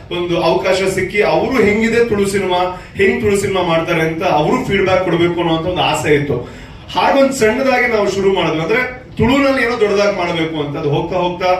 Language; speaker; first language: Kannada; non-native, local second language; Tulu